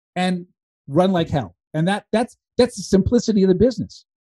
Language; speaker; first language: English; native; English